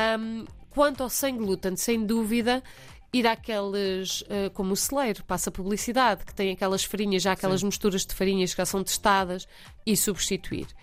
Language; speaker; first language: Portuguese; early bilingual, heritage; Portuguese